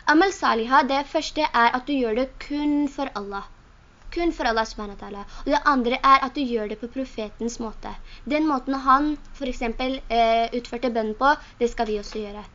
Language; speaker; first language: Norwegian; early bilingual, other home language; Urdu